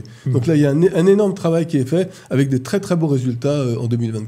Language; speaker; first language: French; native; French